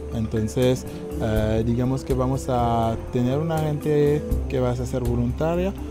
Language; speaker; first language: Spanish; non-native, learner; French